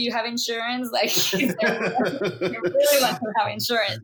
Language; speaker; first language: English; non-native, fluent; Spanish